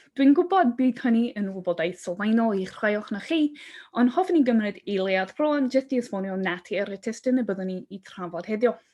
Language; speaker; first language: Welsh; non-native, fluent; English